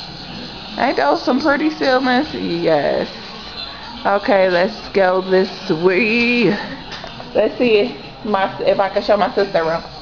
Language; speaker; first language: English; native; English